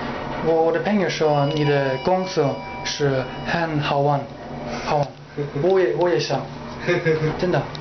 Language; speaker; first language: Chinese; non-native, learner; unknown